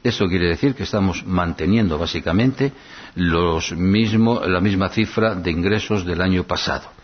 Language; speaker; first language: Spanish; non-native, local second language; Basque